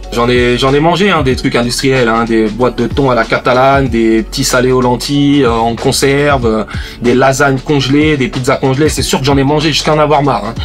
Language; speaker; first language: French; native; French